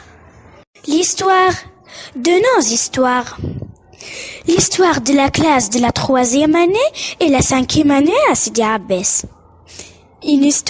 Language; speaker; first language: French; non-native, learner; Arabic